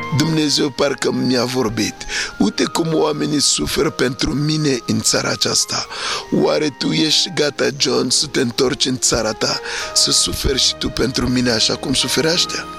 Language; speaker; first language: Romanian; non-native, fluent; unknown